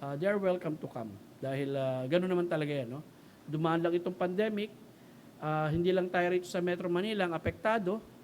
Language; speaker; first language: Filipino; native; Filipino